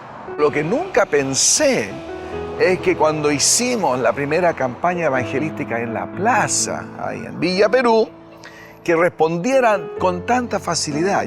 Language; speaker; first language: Spanish; non-native, fluent; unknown